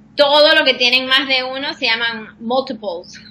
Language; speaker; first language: Spanish; non-native, fluent; English